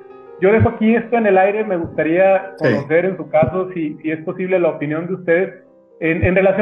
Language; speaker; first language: Spanish; native; Spanish